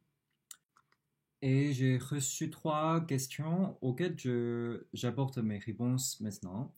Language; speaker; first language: French; non-native, fluent; Chinese